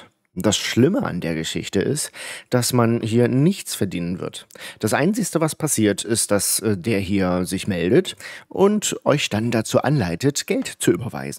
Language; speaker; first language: German; native; German